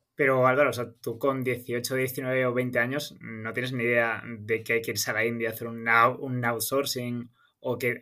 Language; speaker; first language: Spanish; native; Spanish